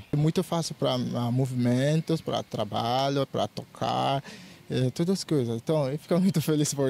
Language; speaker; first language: Portuguese; non-native, learner; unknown